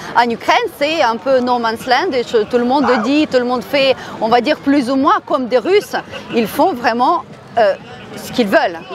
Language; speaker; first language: French; non-native, fluent; Ukrainian